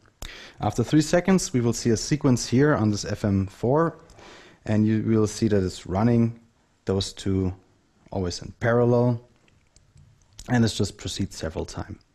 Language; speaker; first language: English; non-native, fluent; German